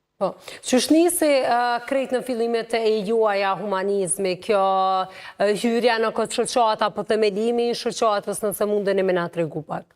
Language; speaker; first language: Albanian; native; Albanian